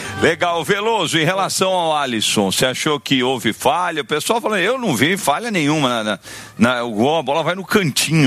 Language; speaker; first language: Portuguese; native; Portuguese